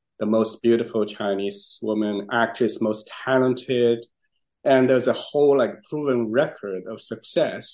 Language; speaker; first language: English; non-native, fluent; Chinese